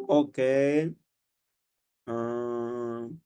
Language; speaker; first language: English; non-native, learner; Portuguese